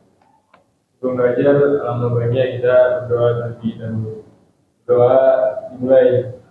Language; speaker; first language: Indonesian; native; Indonesian